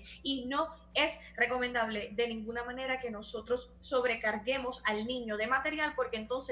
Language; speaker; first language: Spanish; native; Spanish